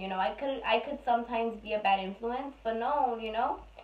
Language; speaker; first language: English; early bilingual, other home language; Spanish